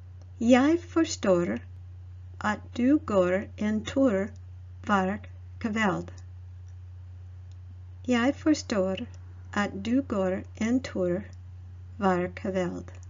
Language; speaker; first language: Norwegian; non-native, learner; English